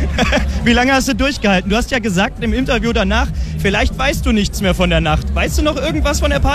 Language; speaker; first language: German; native; German